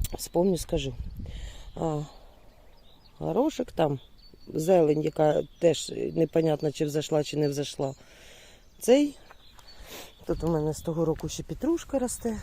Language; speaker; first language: Ukrainian; non-native, local second language; Russian